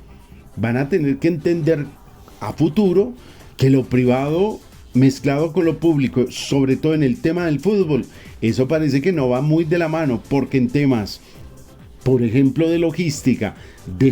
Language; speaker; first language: Spanish; native; Spanish